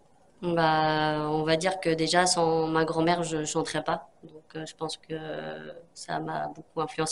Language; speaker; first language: French; native; French